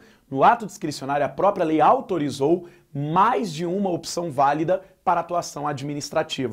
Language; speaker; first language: Portuguese; native; Portuguese